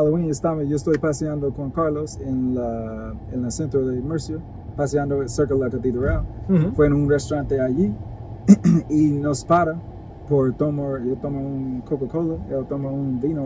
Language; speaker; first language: Spanish; non-native, learner; English